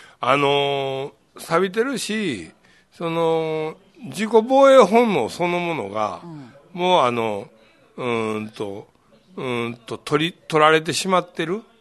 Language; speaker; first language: Japanese; native; Japanese